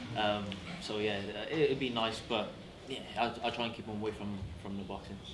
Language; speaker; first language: English; native; English